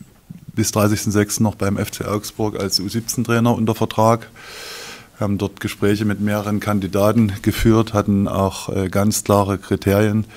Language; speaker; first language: German; native; German